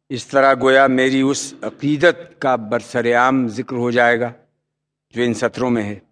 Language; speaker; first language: Urdu; native; Urdu